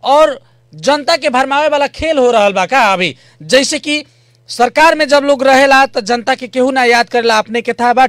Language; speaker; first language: Bhojpuri; native; Bhojpuri